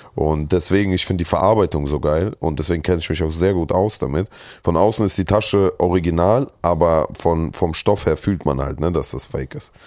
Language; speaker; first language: German; early bilingual, other home language; Russian